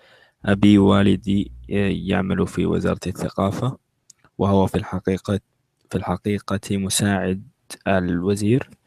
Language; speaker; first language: Arabic; non-native, learner; English